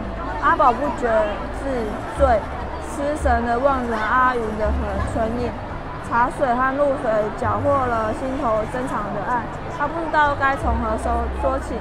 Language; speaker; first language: Chinese; native; Chinese